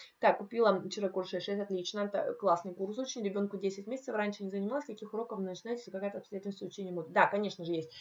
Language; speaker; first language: Russian; non-native, local second language; Ukrainian